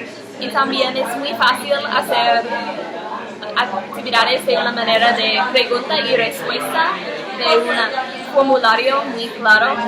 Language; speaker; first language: Spanish; non-native, learner; English